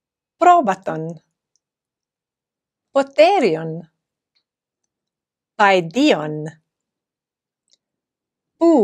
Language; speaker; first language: Greek; non-native, fluent; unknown